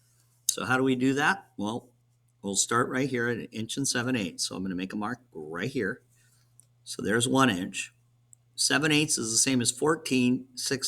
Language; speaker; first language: English; native; English